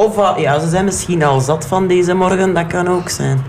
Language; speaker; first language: Dutch; native; Dutch